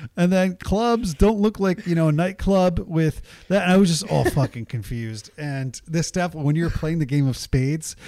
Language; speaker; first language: English; native; English